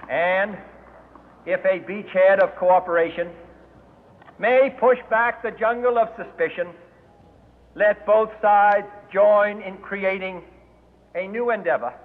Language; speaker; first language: English; native; English